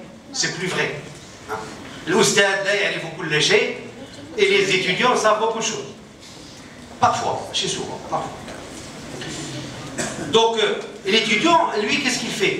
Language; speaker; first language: French; non-native, local second language; Arabic